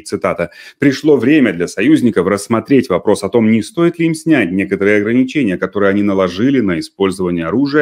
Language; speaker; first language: Russian; native; Russian